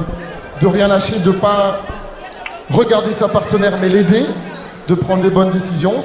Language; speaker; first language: French; native; French